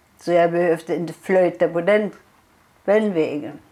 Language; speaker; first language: Swedish; non-native, fluent; German